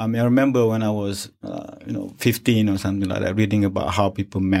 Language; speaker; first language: English; non-native, local second language; Malay